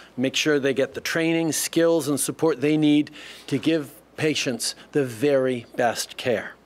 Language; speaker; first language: English; native; English